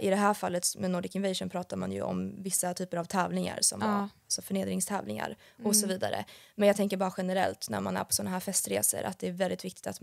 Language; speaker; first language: Swedish; native; Swedish